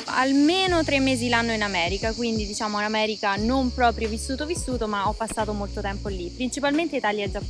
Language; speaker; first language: Italian; native; Italian